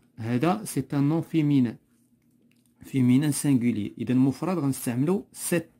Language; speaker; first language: French; non-native, local second language; Arabic